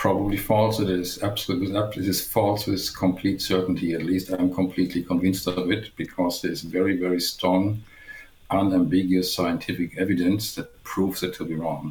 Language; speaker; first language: English; non-native, fluent; German